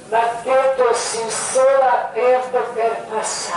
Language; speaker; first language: Italian; non-native, learner; Croatian